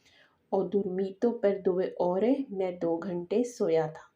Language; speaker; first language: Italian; non-native, learner; Urdu